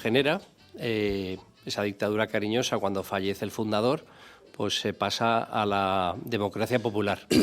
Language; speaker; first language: Spanish; native; Spanish